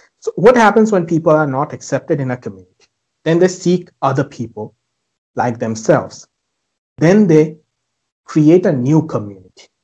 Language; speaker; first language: English; non-native, local second language; Bangla